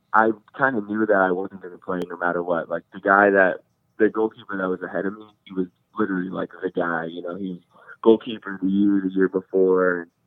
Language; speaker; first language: English; native; English